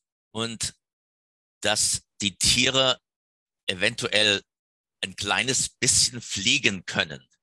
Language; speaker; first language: German; non-native, fluent; English